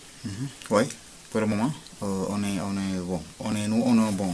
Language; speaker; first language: French; non-native, local second language; Wolof